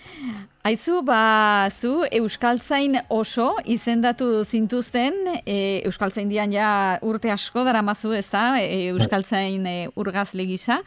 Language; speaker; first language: Basque; native; Basque